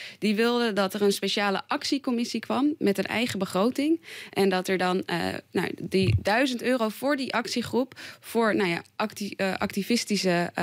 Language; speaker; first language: Dutch; native; Dutch